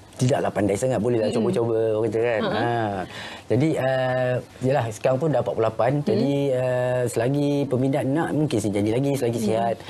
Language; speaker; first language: Malay; native; Malay